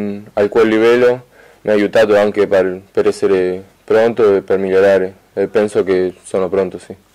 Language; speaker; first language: Italian; non-native, fluent; Spanish